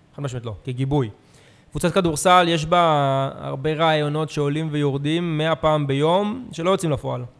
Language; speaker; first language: Hebrew; native; Hebrew